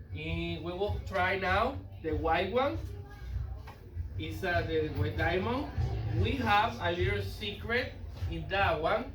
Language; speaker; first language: English; non-native, learner; Spanish